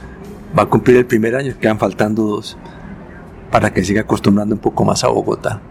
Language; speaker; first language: Spanish; native; Spanish